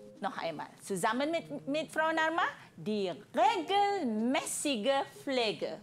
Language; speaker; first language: German; non-native, fluent; Malay